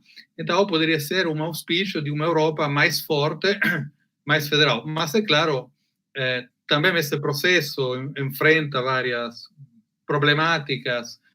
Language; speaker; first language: Spanish; non-native, local second language; Portuguese